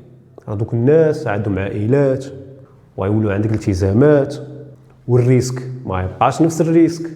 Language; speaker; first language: Arabic; native; Arabic